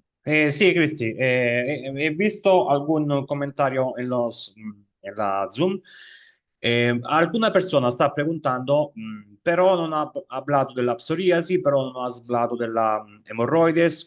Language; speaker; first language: Spanish; non-native, fluent; Italian